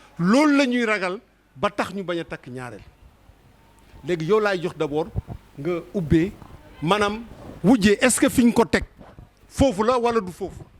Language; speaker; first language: Wolof; native; Wolof